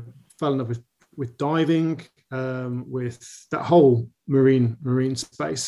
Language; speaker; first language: English; native; English